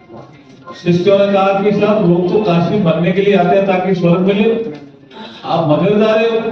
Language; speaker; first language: Hindi; native; Hindi